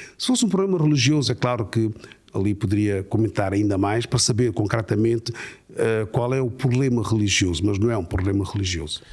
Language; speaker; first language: Portuguese; native; Portuguese